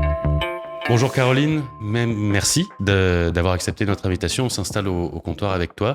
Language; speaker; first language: French; native; French